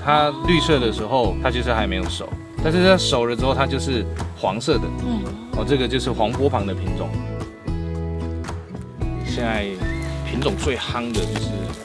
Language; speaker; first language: Chinese; native; Chinese